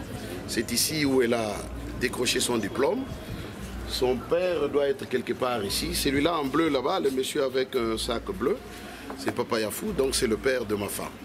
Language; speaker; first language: French; non-native, local second language; Kongo